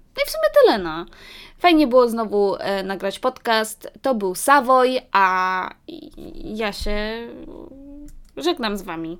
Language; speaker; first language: Polish; early bilingual, heritage; Polish